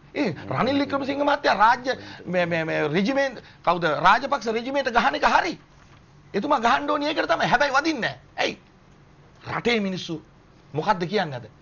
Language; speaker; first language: Sinhala; native; Sinhala